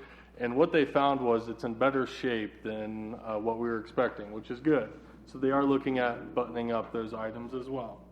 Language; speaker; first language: English; native; English